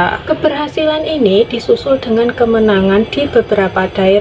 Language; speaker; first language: Indonesian; native; Indonesian